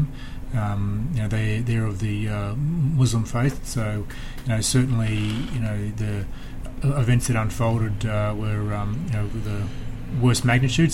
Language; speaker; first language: English; native; English